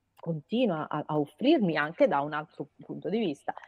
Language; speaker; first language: Italian; native; Italian